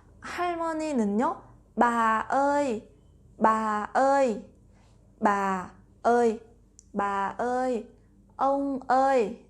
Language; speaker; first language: Korean; non-native, fluent; Vietnamese